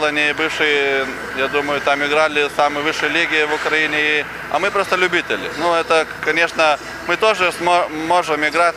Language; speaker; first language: Russian; non-native, fluent; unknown